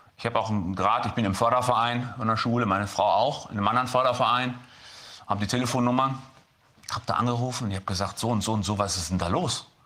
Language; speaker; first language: German; native; German